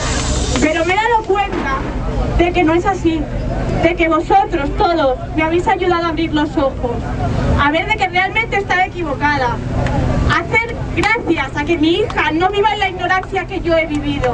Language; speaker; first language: Spanish; native; Spanish